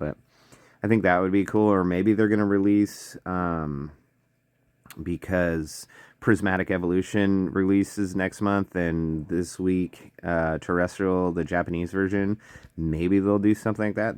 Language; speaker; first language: English; native; English